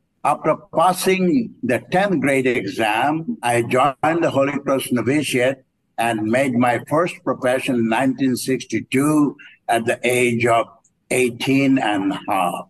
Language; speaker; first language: English; non-native, local second language; Bangla